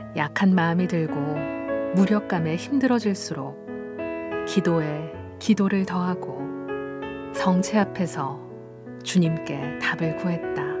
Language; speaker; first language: Korean; native; Korean